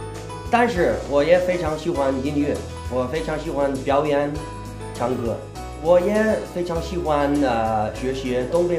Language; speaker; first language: Chinese; non-native, learner; Danish